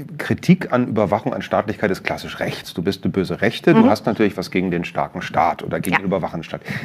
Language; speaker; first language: German; native; German